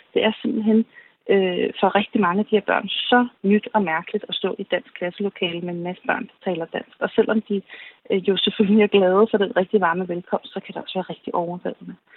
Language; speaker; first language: Danish; native; Danish